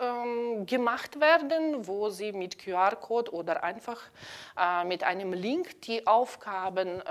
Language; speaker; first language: German; non-native, fluent; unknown